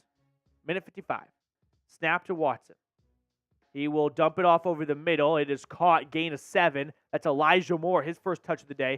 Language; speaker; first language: English; native; English